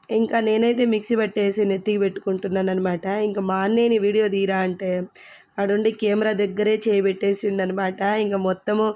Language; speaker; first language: Telugu; native; Telugu